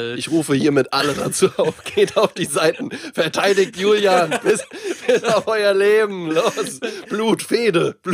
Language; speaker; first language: German; native; German